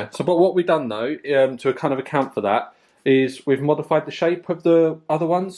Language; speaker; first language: English; native; English